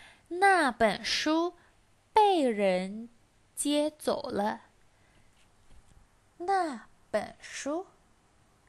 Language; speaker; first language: Chinese; non-native, fluent; Indonesian